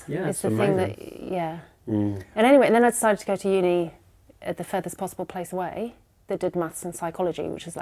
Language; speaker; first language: English; native; English